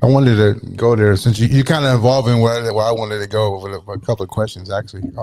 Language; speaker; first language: English; native; English